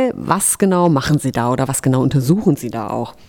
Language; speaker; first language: German; native; German